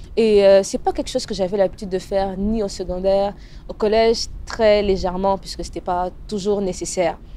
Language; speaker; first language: French; non-native, local second language; Lingala